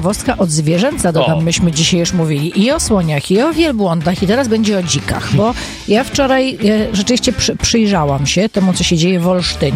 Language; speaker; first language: Polish; native; Polish